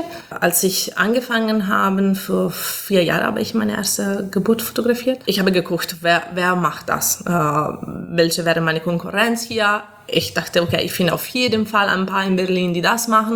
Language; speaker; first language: German; non-native, fluent; Italian